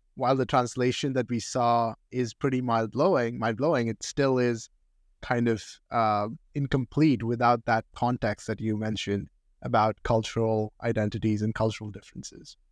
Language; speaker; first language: English; non-native, local second language; Hindi